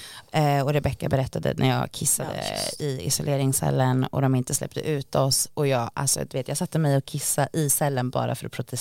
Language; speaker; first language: Swedish; native; Swedish